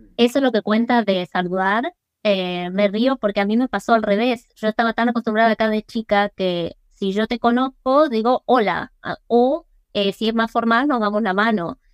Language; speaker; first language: Spanish; early bilingual, other home language; English